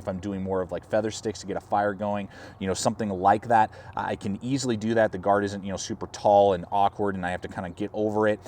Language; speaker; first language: English; native; English